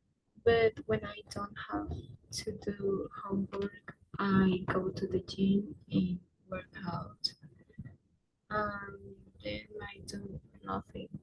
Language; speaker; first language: English; non-native, fluent; Spanish